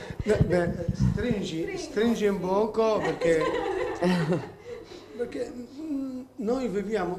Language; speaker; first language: Italian; non-native, learner; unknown